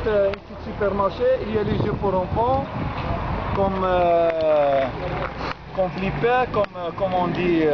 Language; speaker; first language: French; non-native, local second language; Arabic